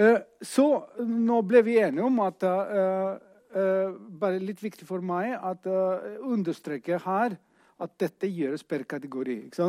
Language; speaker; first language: Norwegian; non-native, fluent; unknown